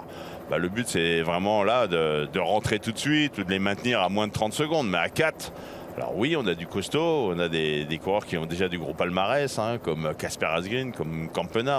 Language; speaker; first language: French; native; French